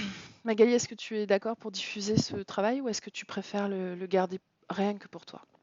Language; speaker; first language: French; native; French